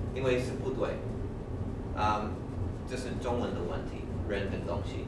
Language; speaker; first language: Chinese; non-native, fluent; English